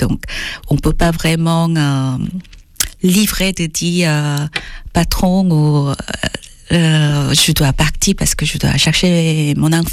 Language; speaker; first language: French; non-native, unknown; Korean